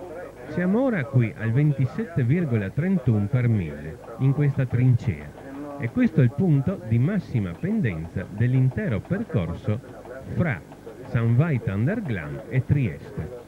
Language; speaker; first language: Italian; native; Italian